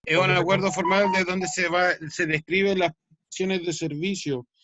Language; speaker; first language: Spanish; native; Spanish